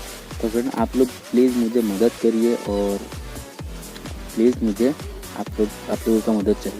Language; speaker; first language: Hindi; non-native, local second language; Bangla